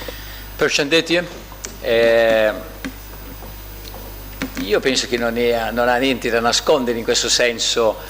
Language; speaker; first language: Italian; non-native, fluent; Portuguese